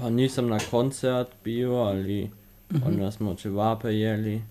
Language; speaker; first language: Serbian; early bilingual, heritage; Serbian